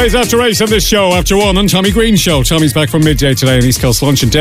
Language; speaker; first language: English; native; English